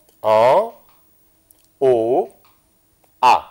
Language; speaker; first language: French; non-native, fluent; Arabic